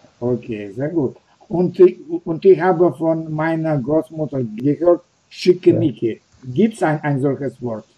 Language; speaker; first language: German; non-native, learner; Russian